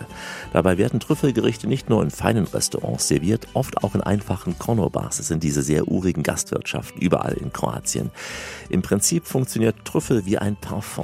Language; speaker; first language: German; native; German